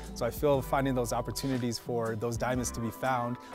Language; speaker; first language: English; native; English